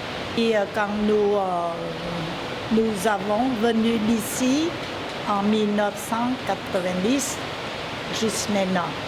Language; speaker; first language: French; non-native, learner; Vietnamese